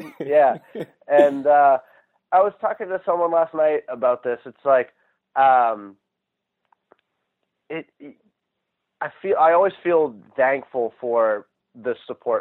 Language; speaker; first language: English; native; English